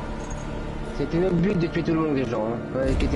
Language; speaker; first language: French; native; French